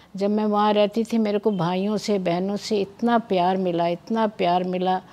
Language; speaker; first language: Hindi; native; Hindi